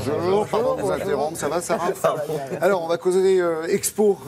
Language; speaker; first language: French; native; French